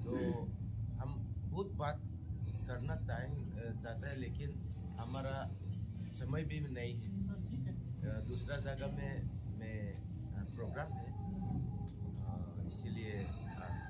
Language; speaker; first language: Hindi; non-native, local second language; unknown